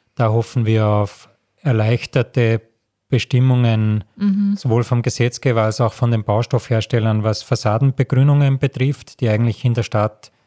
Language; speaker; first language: German; native; German